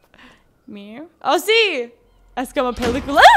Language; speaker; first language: Spanish; non-native, learner; English